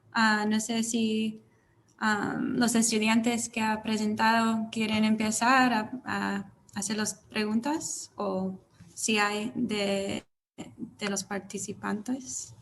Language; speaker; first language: Spanish; non-native, learner; English